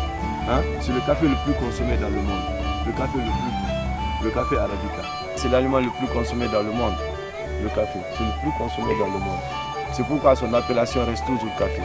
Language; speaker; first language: French; non-native, local second language; Fula